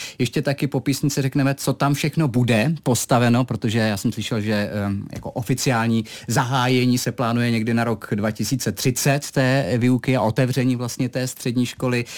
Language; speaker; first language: Czech; native; Czech